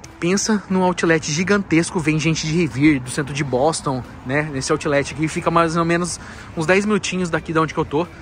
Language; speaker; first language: Portuguese; native; Portuguese